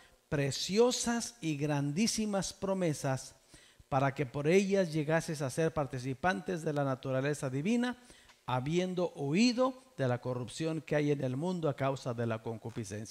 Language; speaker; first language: Spanish; native; Spanish